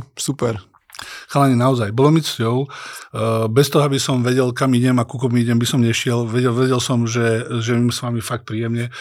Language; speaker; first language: Slovak; native; Slovak